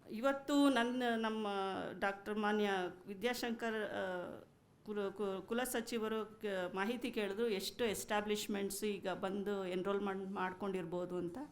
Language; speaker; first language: Kannada; native; Kannada